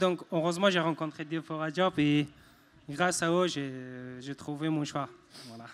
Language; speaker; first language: French; non-native, fluent; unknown